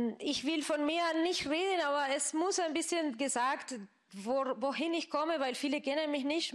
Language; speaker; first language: German; non-native, fluent; Spanish